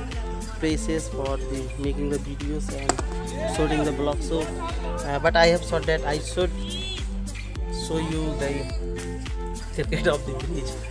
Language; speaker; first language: English; non-native, local second language; Hindi